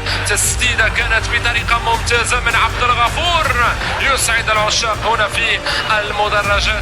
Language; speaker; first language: Arabic; native; Arabic